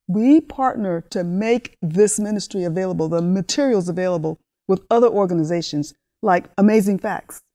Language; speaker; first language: English; early bilingual, other home language; Spanish